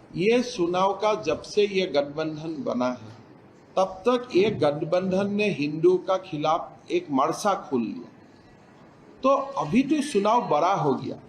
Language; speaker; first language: Hindi; non-native, local second language; Assamese